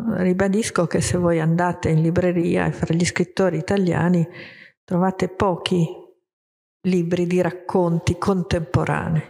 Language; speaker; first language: Italian; native; Italian